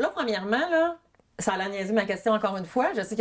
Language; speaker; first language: French; native; French